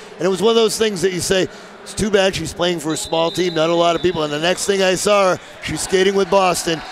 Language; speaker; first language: English; native; English